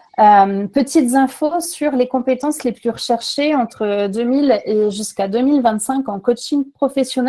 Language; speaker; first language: French; native; French